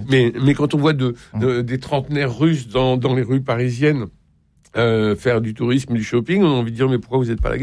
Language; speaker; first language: French; native; French